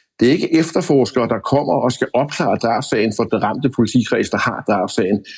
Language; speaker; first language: Danish; native; Danish